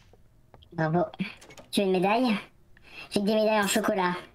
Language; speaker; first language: French; native; French